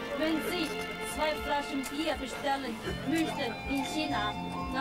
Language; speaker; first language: German; non-native, learner; Chinese